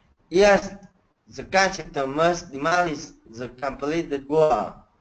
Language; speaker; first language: English; non-native, learner; Vietnamese